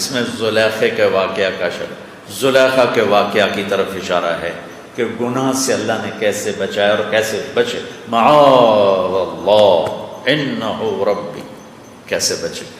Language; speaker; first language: Urdu; non-native, local second language; Punjabi